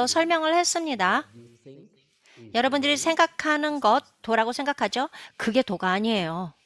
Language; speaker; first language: Korean; native; Korean